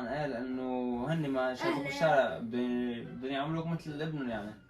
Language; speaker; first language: Arabic; native; Arabic